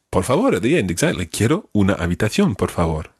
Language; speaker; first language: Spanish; non-native, fluent; English